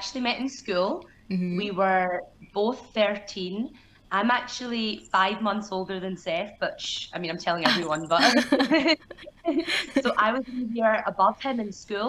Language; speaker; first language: English; native; English